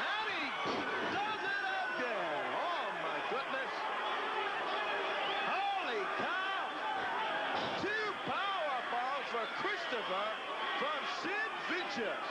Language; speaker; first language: English; native; English